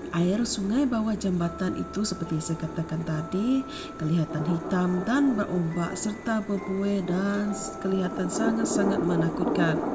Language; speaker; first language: Malay; non-native, local second language; Iban